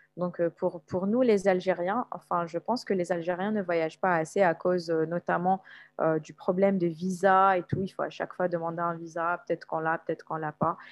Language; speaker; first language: French; non-native, local second language; Arabic